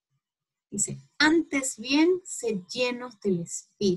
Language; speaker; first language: Spanish; native; Spanish